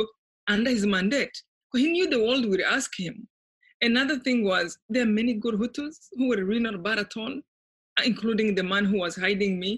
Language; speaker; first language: English; non-native, local second language; Kinyarwanda